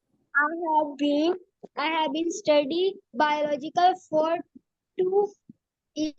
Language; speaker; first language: English; non-native, learner; Urdu